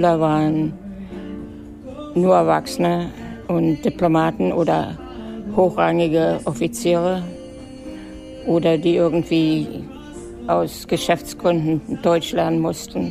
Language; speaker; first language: German; native; German